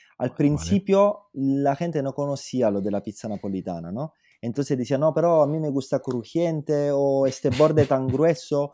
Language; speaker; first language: Spanish; non-native, fluent; Italian